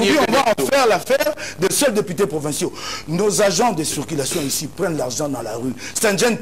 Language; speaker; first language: French; non-native, local second language; Lingala